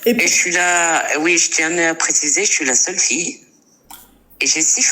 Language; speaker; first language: French; native; French